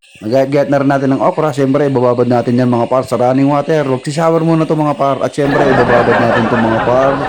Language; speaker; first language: Filipino; native; Filipino